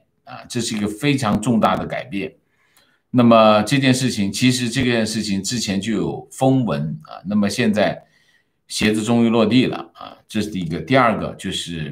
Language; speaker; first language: Chinese; native; Chinese